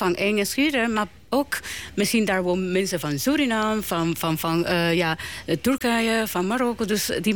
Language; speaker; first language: Dutch; non-native, learner; Spanish